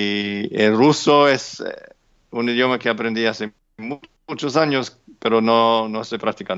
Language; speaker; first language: Spanish; non-native, fluent; English